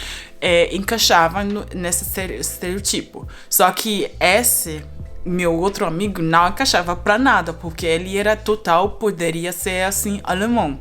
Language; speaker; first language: Portuguese; non-native, fluent; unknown